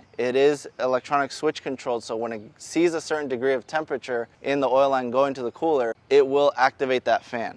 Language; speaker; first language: English; native; English